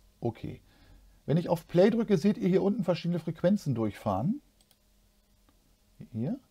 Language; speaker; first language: German; native; German